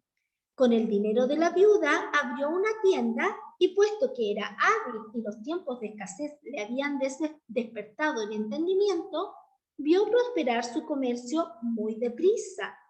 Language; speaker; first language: Spanish; native; Spanish